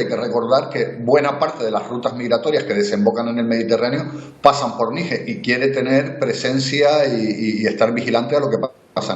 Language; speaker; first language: Spanish; native; Spanish